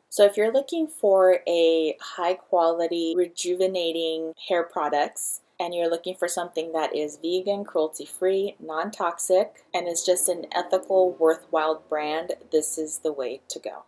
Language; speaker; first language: English; early bilingual, other home language; Spanish